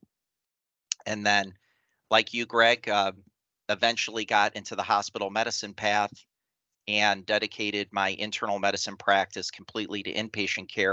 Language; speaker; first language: English; native; English